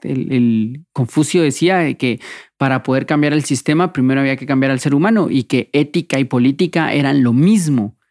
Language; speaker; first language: Spanish; native; Spanish